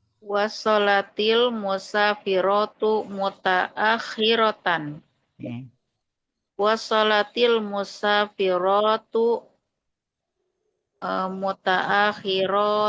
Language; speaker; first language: Arabic; non-native, learner; Indonesian